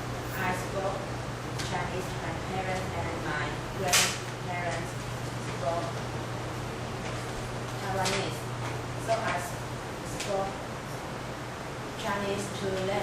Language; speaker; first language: English; non-native, learner; Chinese